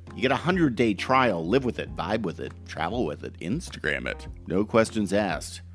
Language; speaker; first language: English; native; English